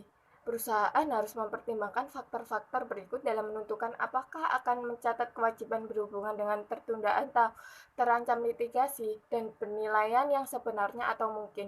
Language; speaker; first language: Indonesian; native; Indonesian